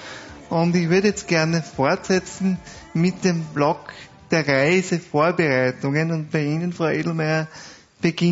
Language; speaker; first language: German; native; German